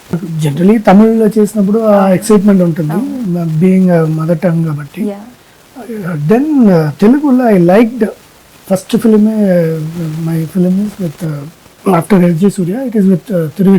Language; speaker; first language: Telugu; non-native, fluent; Tamil